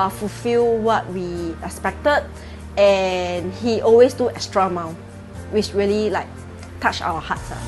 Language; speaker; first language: English; non-native, local second language; Chinese